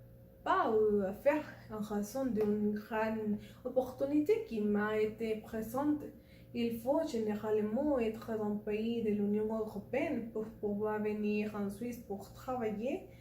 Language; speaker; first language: French; non-native, learner; Spanish